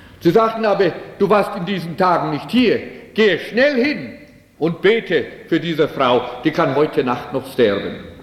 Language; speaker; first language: German; early bilingual, heritage; German